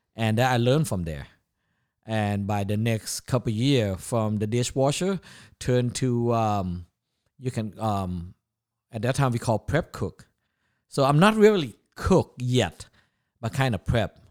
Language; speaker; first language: English; non-native, learner; Thai